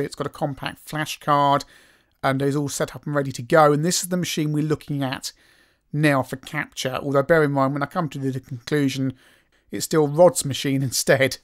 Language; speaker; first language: English; native; English